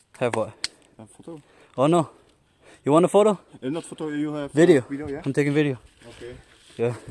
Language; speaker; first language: English; non-native, learner; Polish